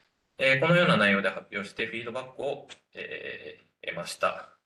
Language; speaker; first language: Japanese; native; Japanese